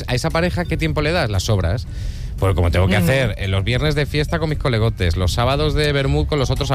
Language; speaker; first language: Spanish; native; Spanish